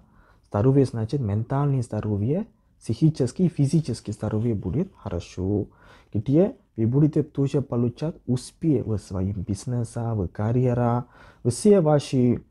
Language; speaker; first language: Russian; non-native, learner; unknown